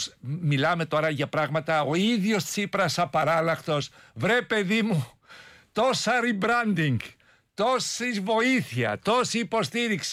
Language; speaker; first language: Greek; native; Greek